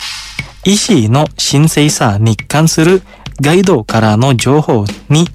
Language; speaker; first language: Japanese; non-native, fluent; Indonesian